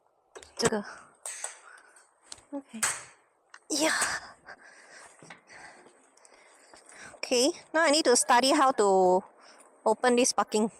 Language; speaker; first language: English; non-native, local second language; Chinese